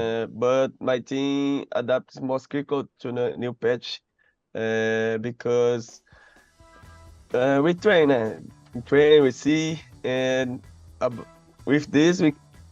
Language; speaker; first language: English; non-native, learner; Portuguese